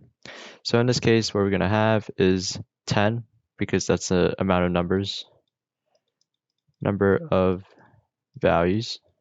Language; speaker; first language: English; native; English